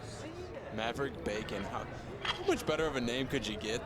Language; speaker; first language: English; native; English